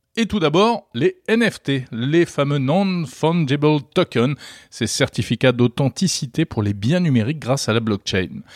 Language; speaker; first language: French; native; French